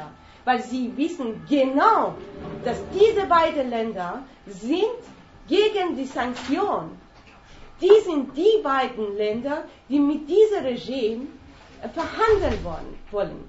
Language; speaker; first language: German; non-native, fluent; Persian